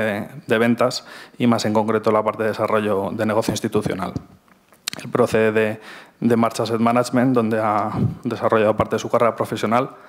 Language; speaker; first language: Spanish; native; Spanish